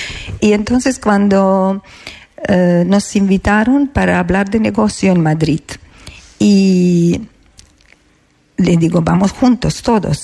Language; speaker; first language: Spanish; non-native, learner; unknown